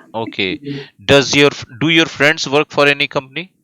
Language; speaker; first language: English; non-native, fluent; Hindi